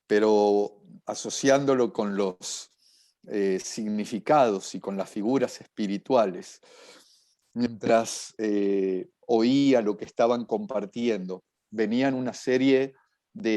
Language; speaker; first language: Spanish; native; Spanish